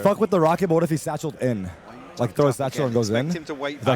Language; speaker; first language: English; native; English